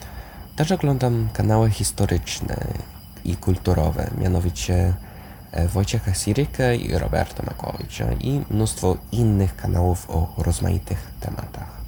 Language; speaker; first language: Polish; non-native, fluent; English